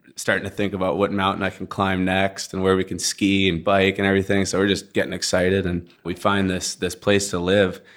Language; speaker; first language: English; native; English